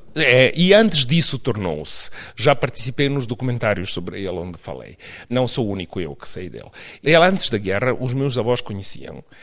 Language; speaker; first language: Portuguese; non-native, fluent; Serbian